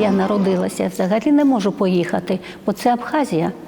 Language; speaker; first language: Ukrainian; non-native, fluent; Georgian